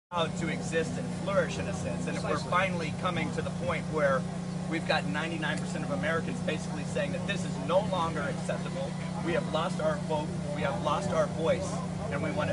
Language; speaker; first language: English; native; English